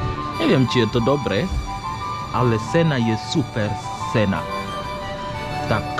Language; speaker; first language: Slovak; non-native, learner; English